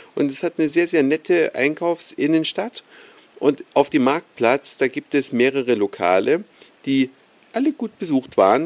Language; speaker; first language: German; native; German